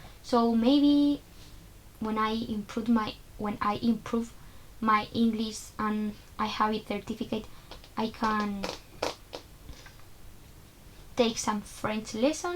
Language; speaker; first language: English; non-native, fluent; Spanish